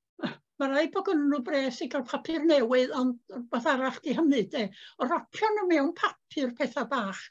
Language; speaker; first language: Welsh; native; Welsh